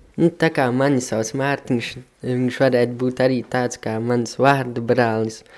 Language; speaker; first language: Latvian; native; Latvian